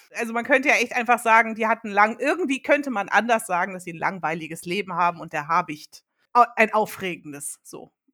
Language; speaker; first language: German; early bilingual, other home language; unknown